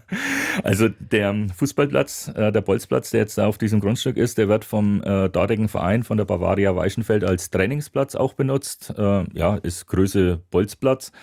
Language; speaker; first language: German; native; German